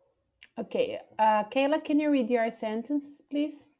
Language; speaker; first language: English; non-native, fluent; Portuguese